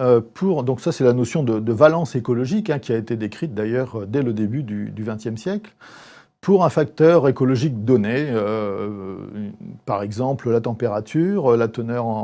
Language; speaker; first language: French; native; French